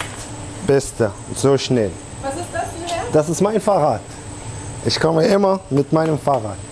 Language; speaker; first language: German; non-native, learner; Arabic